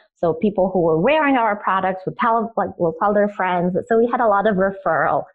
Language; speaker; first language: English; early bilingual, other home language; Italian